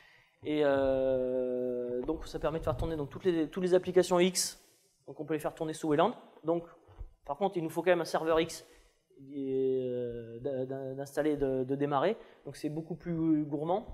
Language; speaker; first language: French; native; French